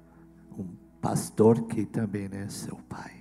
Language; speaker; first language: Portuguese; non-native, fluent; English